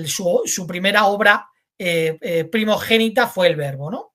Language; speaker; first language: Spanish; native; Spanish